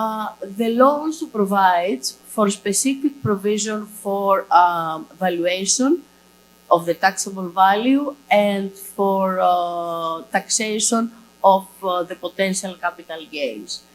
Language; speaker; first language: English; non-native, fluent; Greek